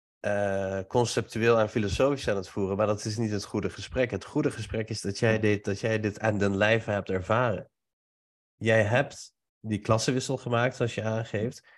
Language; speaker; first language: Dutch; early bilingual, other home language; Turkish